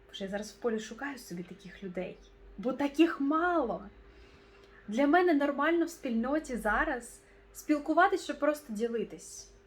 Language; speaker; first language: Ukrainian; non-native, local second language; Russian